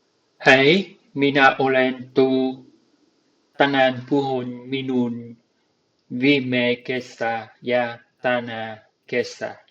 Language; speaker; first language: Finnish; non-native, learner; Vietnamese